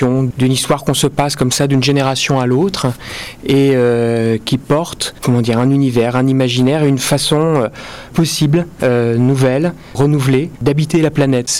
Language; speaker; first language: French; native; French